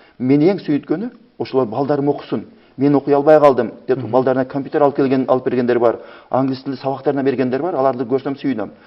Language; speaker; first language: Kyrgyz; native; Kyrgyz